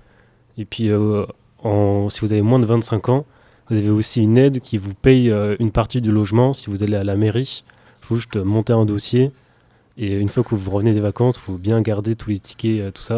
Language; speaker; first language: French; native; French